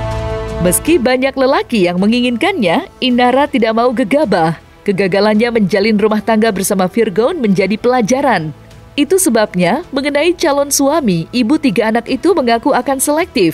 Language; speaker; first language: Indonesian; native; Indonesian